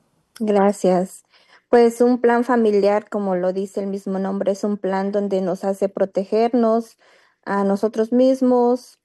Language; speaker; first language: Spanish; native; Spanish